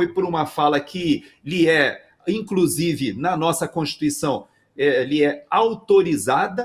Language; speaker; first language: Portuguese; native; Portuguese